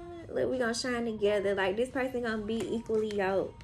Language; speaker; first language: English; native; English